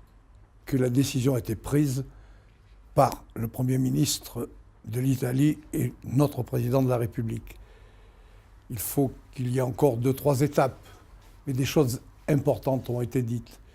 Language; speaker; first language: French; native; French